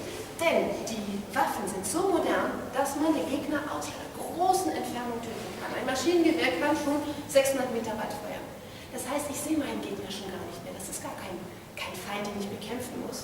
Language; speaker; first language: German; native; German